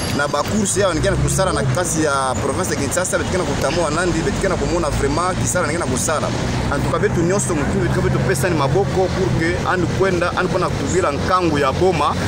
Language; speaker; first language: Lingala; non-native, local second language; Kongo